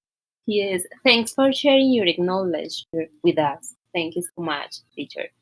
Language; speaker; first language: English; non-native, learner; Spanish